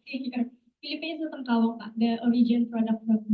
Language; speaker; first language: English; non-native, learner; Indonesian